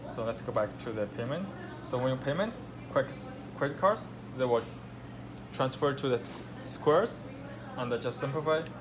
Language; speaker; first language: English; non-native, learner; Chinese